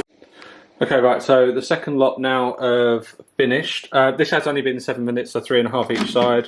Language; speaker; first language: English; native; English